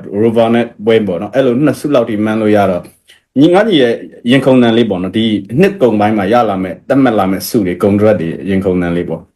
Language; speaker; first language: Burmese; native; Burmese